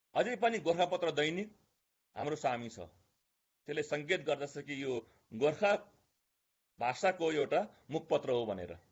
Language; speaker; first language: Nepali; non-native, local second language; Eastern Tamang